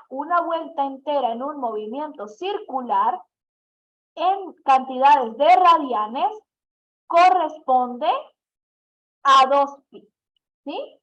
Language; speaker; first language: Spanish; native; Spanish